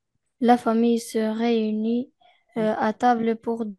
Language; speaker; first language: French; non-native, learner; Arabic